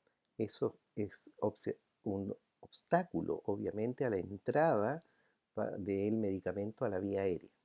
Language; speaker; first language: Spanish; native; Spanish